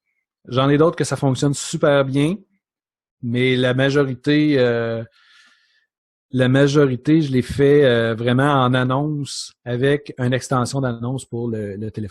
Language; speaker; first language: French; native; French